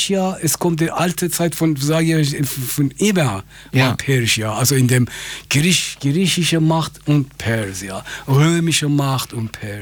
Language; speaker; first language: German; non-native, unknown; Persian